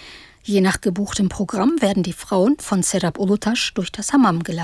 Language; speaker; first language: German; native; German